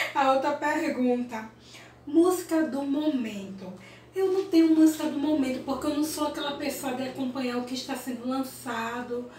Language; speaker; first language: Portuguese; early bilingual, other home language; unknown